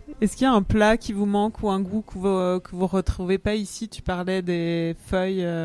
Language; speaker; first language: French; native; French